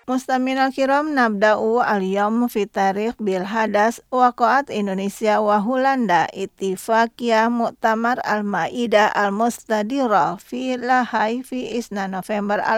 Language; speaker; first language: Arabic; non-native, fluent; Indonesian